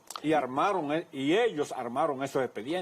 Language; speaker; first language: Spanish; native; Spanish